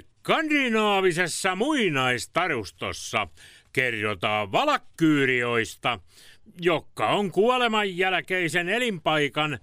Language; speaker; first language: Finnish; native; Finnish